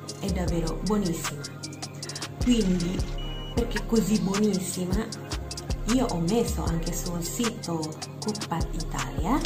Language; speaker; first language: Italian; non-native, learner; Indonesian